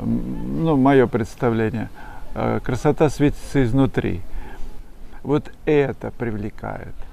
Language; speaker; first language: Russian; native; Russian